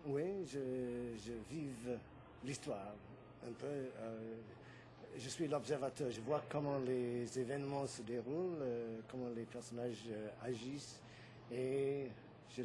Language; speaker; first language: French; non-native, fluent; English